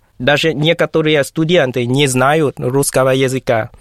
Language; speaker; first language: Russian; non-native, learner; Vietnamese